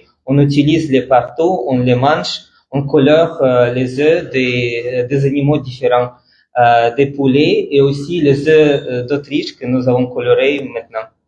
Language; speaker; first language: French; non-native, fluent; Russian